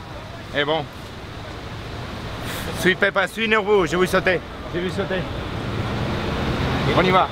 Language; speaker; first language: French; non-native, learner; Spanish